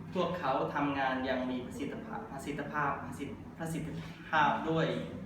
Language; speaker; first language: Thai; non-native, learner; Khmer